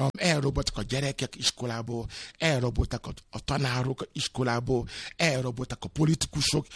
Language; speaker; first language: Hungarian; non-native, learner; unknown